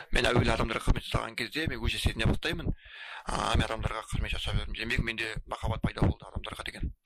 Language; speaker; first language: Kazakh; non-native, local second language; Russian